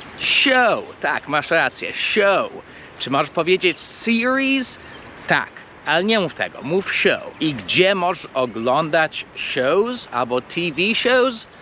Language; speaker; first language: Polish; non-native, fluent; English